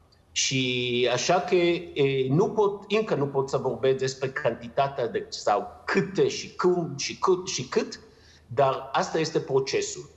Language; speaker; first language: Romanian; non-native, learner; Hebrew